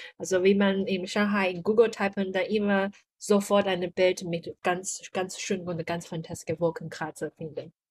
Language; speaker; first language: German; non-native, learner; Chinese